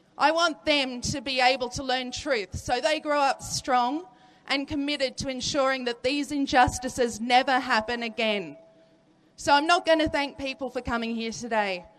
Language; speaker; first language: English; native; English